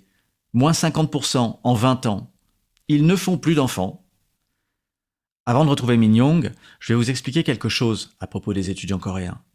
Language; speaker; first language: French; native; French